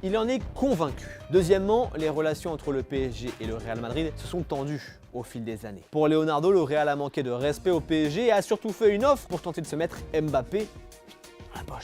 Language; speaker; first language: French; native; French